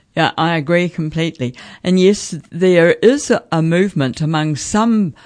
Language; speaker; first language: English; native; English